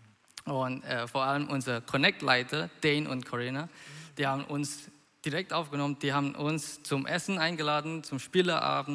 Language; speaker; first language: German; non-native, fluent; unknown